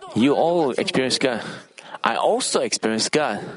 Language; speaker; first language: English; non-native, fluent; Korean